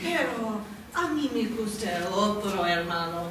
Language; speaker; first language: Spanish; non-native, learner; English